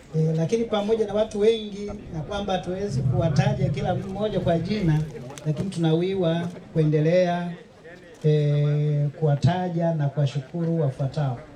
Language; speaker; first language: Swahili; native; Swahili